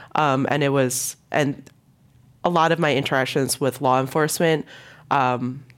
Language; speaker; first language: English; non-native, local second language; Cantonese